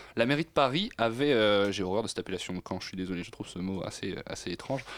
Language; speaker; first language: French; native; French